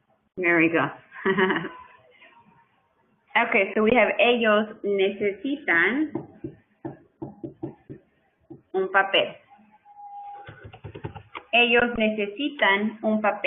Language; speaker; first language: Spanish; non-native, fluent; English